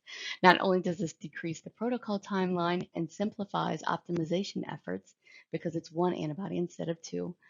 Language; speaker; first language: English; native; English